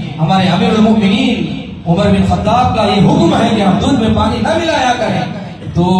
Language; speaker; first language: Urdu; native; Urdu